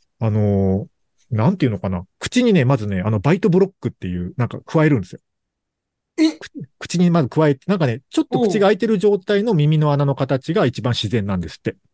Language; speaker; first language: Japanese; native; Japanese